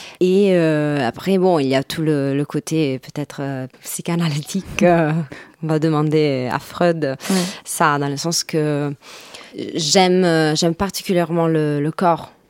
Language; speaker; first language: French; non-native, fluent; Italian